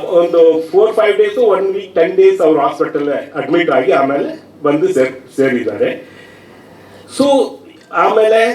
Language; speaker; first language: Kannada; non-native, learner; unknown